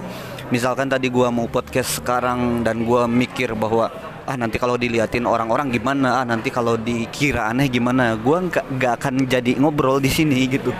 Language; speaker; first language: Indonesian; native; Indonesian